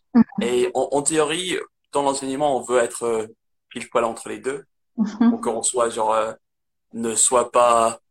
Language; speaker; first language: French; non-native, fluent; English